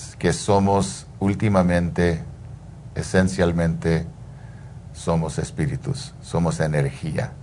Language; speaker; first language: Spanish; early bilingual, heritage; Spanish